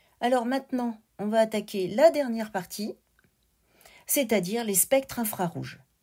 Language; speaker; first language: French; native; French